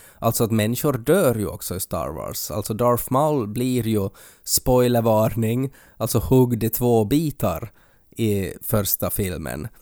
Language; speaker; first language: Swedish; native; Swedish